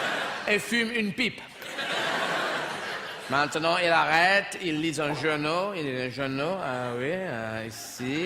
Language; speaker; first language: French; non-native, fluent; English